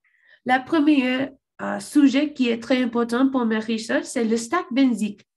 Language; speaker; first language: French; non-native, learner; English